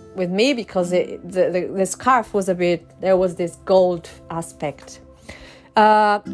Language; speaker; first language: English; non-native, fluent; Portuguese